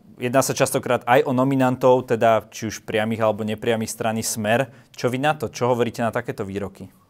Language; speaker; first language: Slovak; native; Slovak